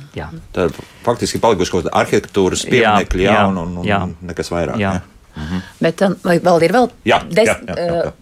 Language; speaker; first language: Latvian; non-native, fluent; Japanese